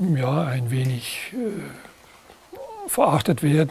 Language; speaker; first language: German; non-native, fluent; French